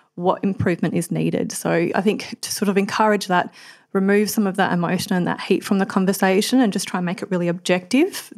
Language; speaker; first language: English; native; English